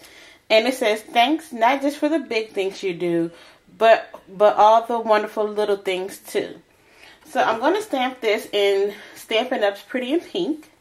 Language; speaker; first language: English; native; English